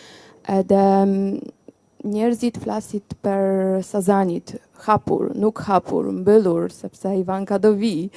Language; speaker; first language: Albanian; non-native, learner; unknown